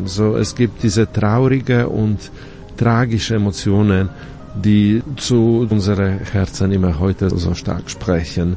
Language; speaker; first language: German; non-native, fluent; Polish